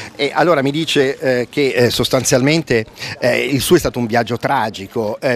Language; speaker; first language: Italian; native; Italian